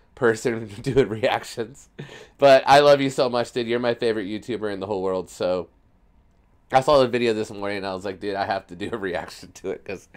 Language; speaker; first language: English; early bilingual, other home language; Spanish